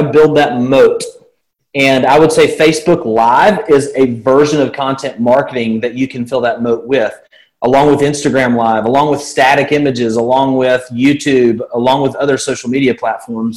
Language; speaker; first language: English; native; English